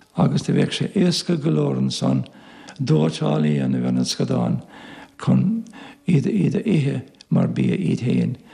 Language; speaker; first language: Irish; native; Irish